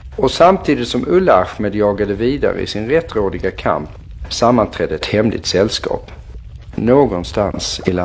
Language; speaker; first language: Swedish; native; Swedish